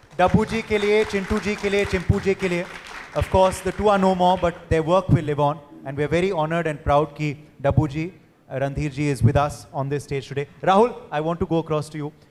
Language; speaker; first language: Hindi; native; Hindi